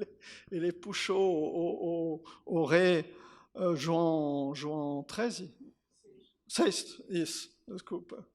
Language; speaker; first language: Portuguese; non-native, fluent; French